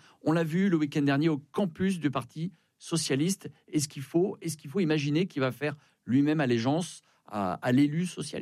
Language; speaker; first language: French; native; French